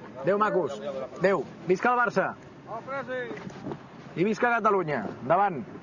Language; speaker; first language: Catalan; native; Catalan